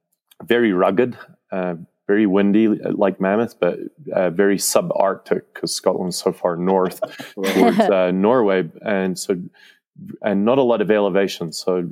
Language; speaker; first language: English; native; English